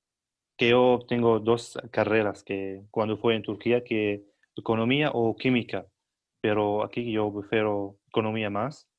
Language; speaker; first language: Spanish; non-native, learner; Arabic